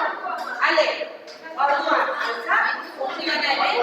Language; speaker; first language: Basque; non-native, local second language; Spanish